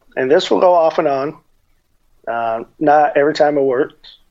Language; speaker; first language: English; native; English